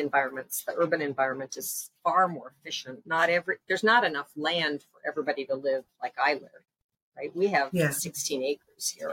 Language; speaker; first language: English; native; English